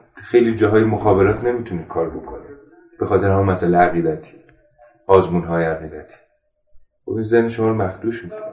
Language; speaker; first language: Persian; non-native, local second language; Armenian